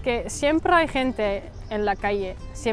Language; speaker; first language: Spanish; non-native, fluent; Dutch